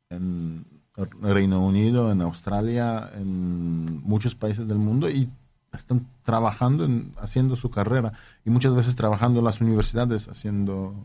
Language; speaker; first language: Spanish; non-native, fluent; Polish